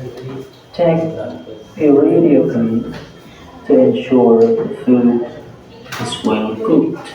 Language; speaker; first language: English; non-native, learner; Indonesian